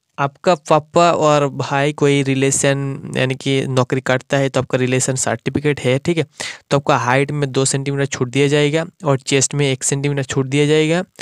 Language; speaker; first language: Hindi; non-native, local second language; Bangla